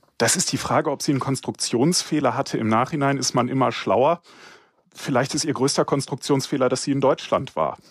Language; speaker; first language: German; native; German